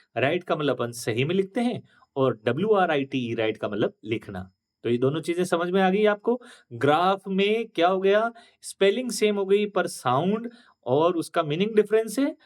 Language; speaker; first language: Hindi; native; Hindi